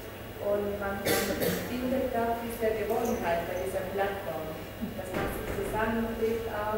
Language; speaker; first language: German; non-native, fluent; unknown